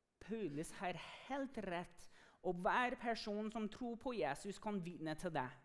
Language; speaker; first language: Norwegian; non-native, fluent; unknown